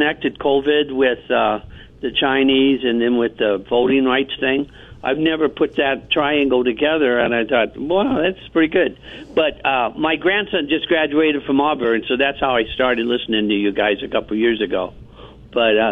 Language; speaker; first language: English; native; English